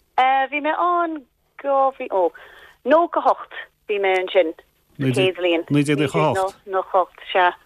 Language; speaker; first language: Irish; non-native, local second language; English